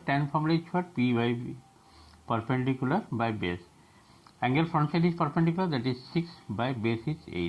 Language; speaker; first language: English; non-native, local second language; Bangla